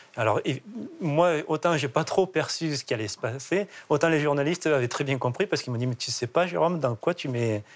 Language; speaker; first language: French; native; French